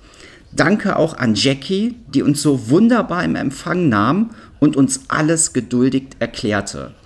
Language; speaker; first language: German; native; German